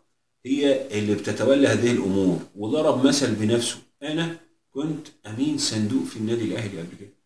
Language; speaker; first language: Arabic; native; Arabic